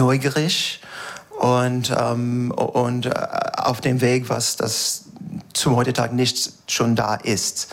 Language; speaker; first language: German; non-native, fluent; English